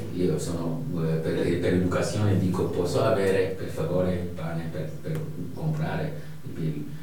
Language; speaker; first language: Italian; non-native, fluent; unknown